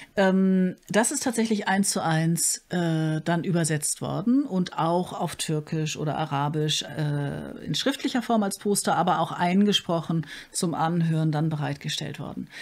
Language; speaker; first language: German; native; German